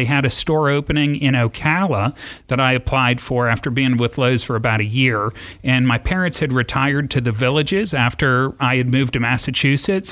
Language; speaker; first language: English; native; English